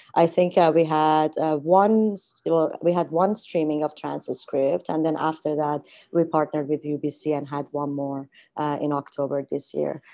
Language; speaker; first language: English; non-native, fluent; Persian